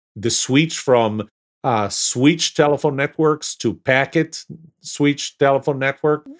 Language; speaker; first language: English; non-native, fluent; Hebrew